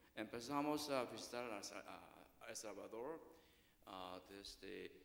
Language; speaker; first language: Spanish; non-native, learner; Korean